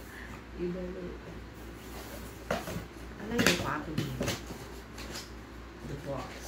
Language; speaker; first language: English; non-native, local second language; Filipino